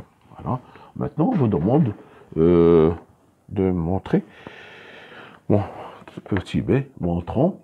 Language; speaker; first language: French; non-native, local second language; Arabic